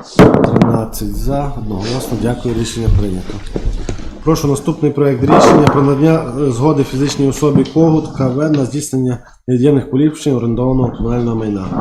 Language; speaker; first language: Ukrainian; native; Ukrainian